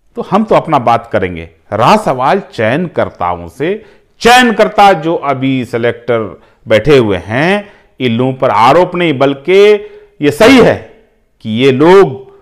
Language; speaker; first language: Hindi; native; Hindi